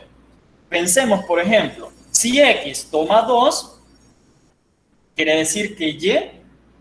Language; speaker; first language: Spanish; native; Spanish